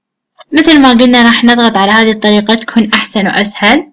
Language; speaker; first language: Arabic; native; Arabic